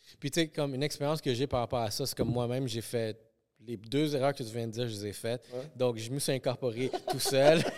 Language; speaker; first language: French; early bilingual, other home language; Spanish